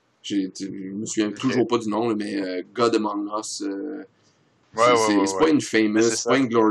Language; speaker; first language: French; native; French